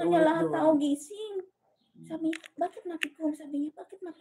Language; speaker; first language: Filipino; non-native, local second language; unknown